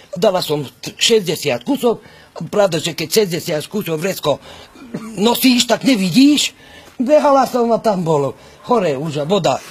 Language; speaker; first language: Slovak; non-native, local second language; Hungarian